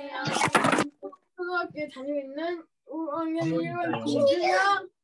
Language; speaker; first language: Korean; native; Korean